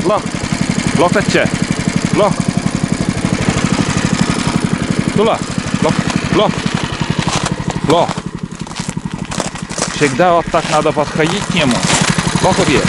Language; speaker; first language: Russian; native; Russian